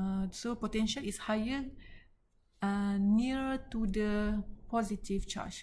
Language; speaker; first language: English; non-native, local second language; Malay